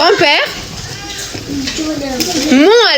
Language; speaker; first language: French; native; French